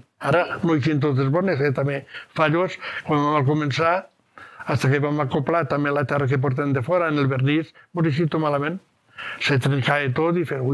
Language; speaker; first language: Catalan; native; Catalan